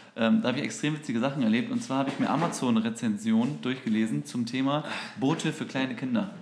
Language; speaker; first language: German; early bilingual, other home language; Turkish